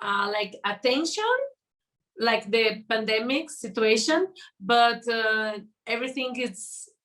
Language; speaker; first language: English; non-native, learner; Portuguese